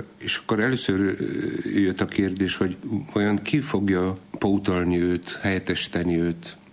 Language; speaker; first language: Hungarian; non-native, fluent; Polish